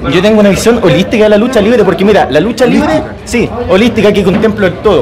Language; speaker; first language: Spanish; native; Spanish